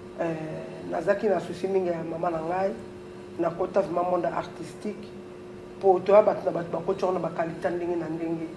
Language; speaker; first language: Lingala; native; Lingala